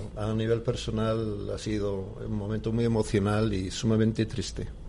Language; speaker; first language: Spanish; non-native, fluent; English